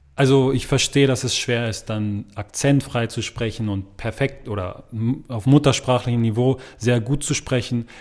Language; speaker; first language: German; native; German